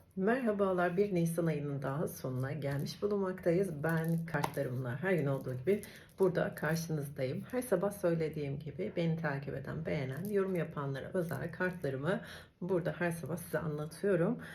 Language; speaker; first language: Turkish; native; Turkish